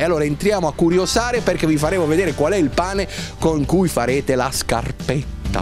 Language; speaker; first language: Italian; native; Italian